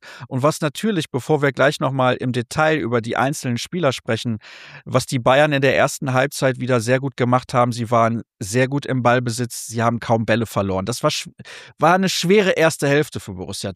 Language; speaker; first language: German; native; German